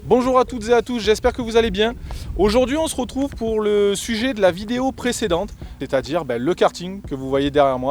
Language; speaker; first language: French; native; French